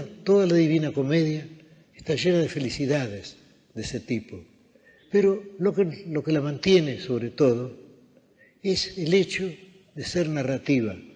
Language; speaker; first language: Spanish; native; Spanish